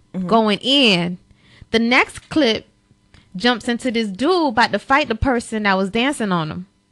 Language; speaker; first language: English; early bilingual, other home language; Spanish